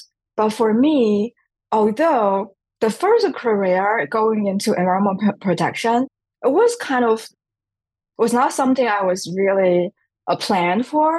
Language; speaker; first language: English; non-native, fluent; Chinese